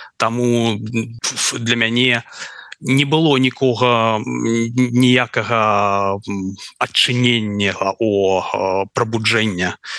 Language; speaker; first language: Belarusian; non-native, local second language; Russian